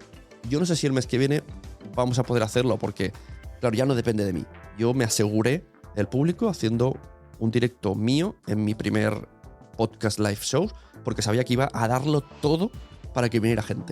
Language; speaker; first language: Spanish; native; Spanish